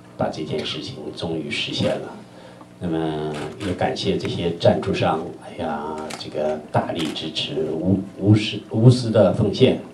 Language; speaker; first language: Chinese; native; Chinese